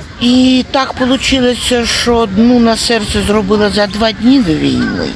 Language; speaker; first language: Ukrainian; non-native, local second language; Russian